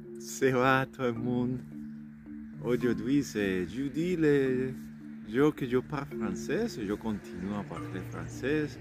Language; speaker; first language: French; non-native, learner; Spanish